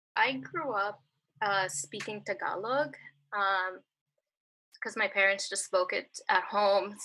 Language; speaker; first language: English; native; English